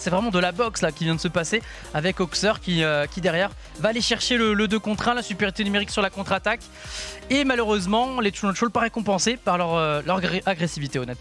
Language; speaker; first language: French; native; French